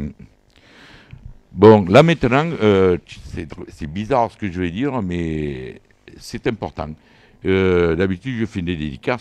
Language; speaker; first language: French; native; French